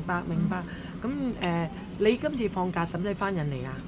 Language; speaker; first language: Cantonese; native; Cantonese